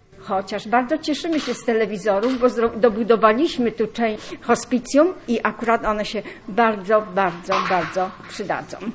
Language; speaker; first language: Polish; native; Polish